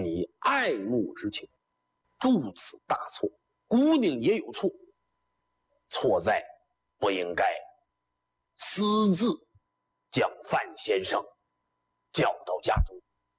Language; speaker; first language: Chinese; native; Chinese